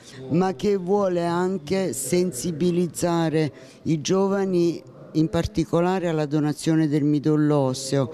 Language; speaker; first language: Italian; native; Italian